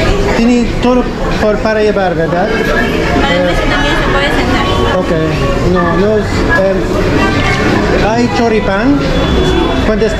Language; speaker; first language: Spanish; non-native, learner; English